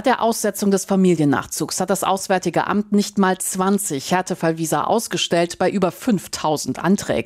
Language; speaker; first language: German; native; German